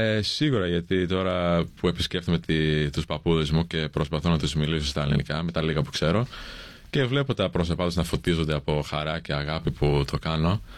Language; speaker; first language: Greek; early bilingual, heritage; English